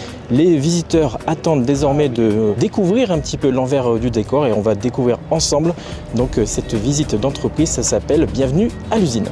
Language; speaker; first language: French; native; French